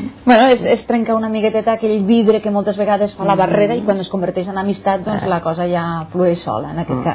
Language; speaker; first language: Catalan; native; Catalan